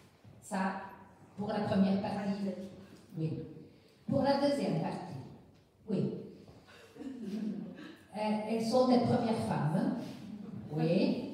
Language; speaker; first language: French; non-native, fluent; Italian